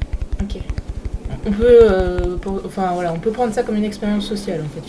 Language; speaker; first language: French; native; French